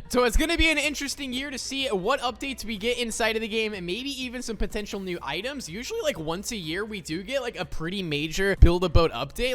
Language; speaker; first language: English; native; English